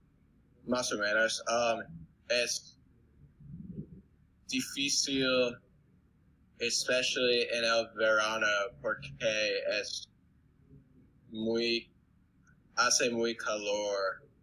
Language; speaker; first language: Spanish; non-native, learner; English